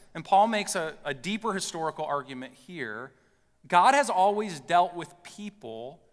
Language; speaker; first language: English; native; English